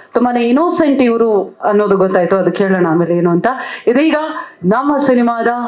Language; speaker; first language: Kannada; native; Kannada